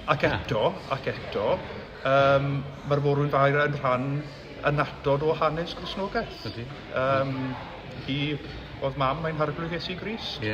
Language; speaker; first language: Welsh; native; Welsh